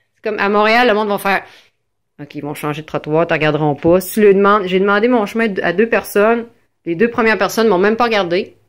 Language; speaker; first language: French; native; French